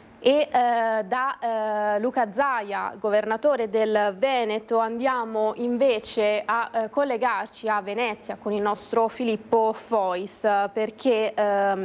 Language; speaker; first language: Italian; native; Italian